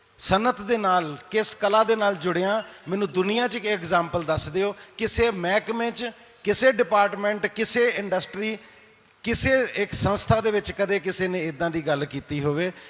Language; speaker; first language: Punjabi; native; Punjabi